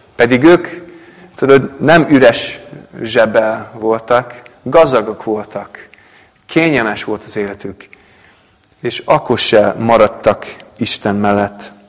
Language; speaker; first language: Hungarian; non-native, fluent; English